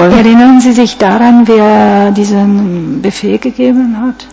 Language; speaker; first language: German; non-native, fluent; Italian